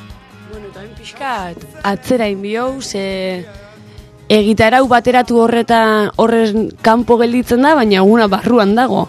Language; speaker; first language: Basque; native; Basque